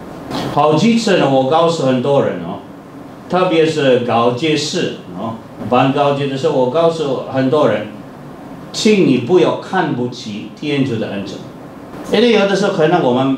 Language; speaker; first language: Chinese; non-native, fluent; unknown